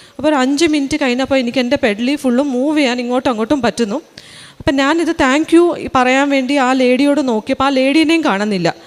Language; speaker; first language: Malayalam; early bilingual, heritage; Malayalam